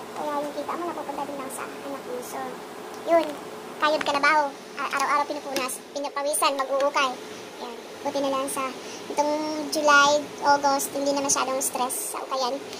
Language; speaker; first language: Filipino; non-native, local second language; Cebuano